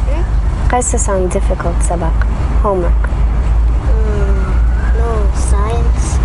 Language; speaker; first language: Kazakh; early bilingual, heritage; Kazakh